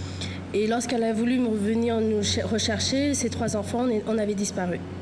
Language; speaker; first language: French; native; French